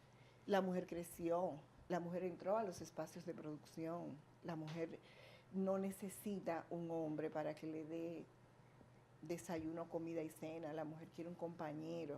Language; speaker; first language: Spanish; native; Spanish